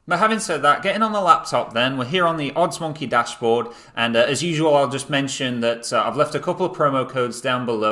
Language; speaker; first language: English; native; English